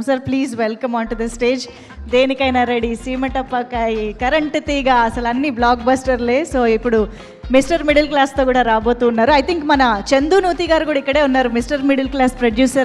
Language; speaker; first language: Telugu; native; Telugu